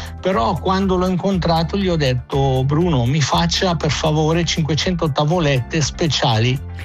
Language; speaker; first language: Italian; native; Italian